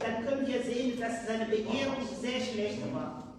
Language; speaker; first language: German; non-native, fluent; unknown